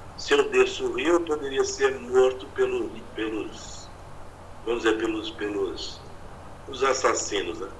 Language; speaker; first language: Portuguese; native; Portuguese